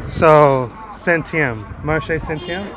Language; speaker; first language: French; non-native, learner; English